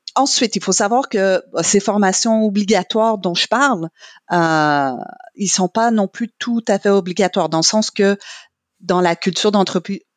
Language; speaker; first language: French; non-native, fluent; English